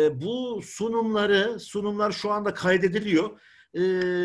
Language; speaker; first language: Turkish; native; Turkish